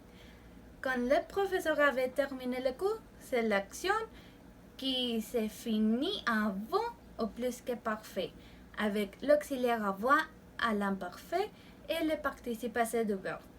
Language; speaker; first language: French; non-native, learner; Spanish